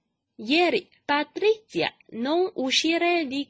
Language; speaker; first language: Italian; non-native, fluent; Chinese